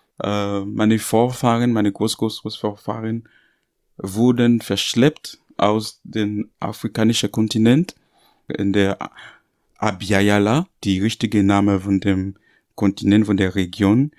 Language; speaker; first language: German; non-native, learner; Haitian Creole